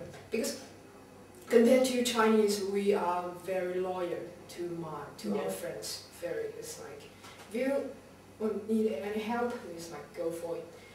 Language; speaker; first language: English; non-native, learner; Chinese